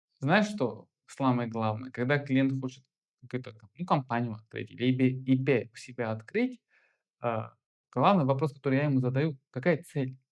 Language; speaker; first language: Russian; non-native, fluent; Armenian